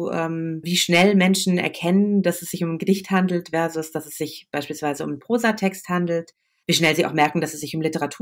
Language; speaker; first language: German; native; German